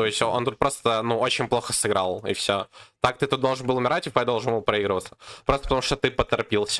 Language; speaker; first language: Russian; native; Russian